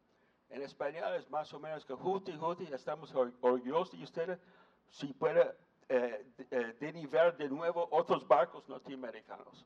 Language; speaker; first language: Spanish; non-native, fluent; English